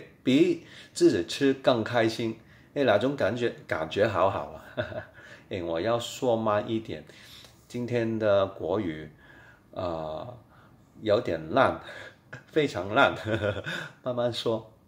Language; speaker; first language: Chinese; non-native, fluent; Cantonese